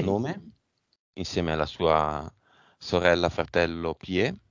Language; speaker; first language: Italian; native; Italian